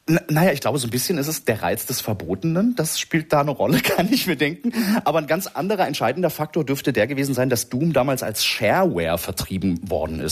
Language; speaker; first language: German; native; German